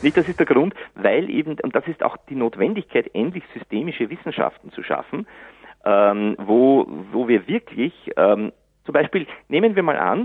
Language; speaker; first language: German; native; German